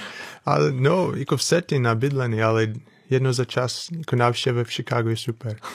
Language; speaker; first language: Czech; non-native, fluent; English